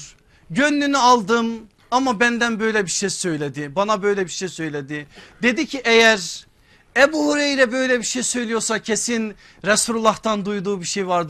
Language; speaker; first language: Turkish; native; Turkish